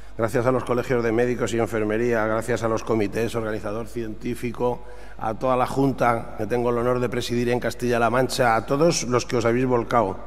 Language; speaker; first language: Spanish; native; Spanish